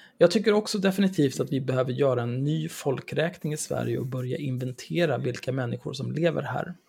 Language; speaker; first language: Swedish; native; Swedish